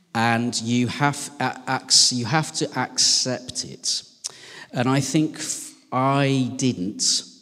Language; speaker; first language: English; native; English